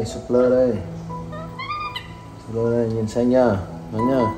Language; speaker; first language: Vietnamese; native; Vietnamese